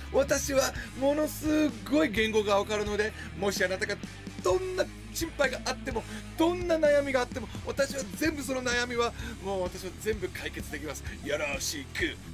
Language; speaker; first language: Japanese; non-native, learner; English